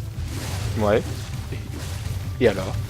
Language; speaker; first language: French; native; French